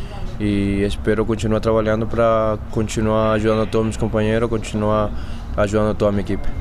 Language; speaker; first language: Portuguese; non-native, fluent; Spanish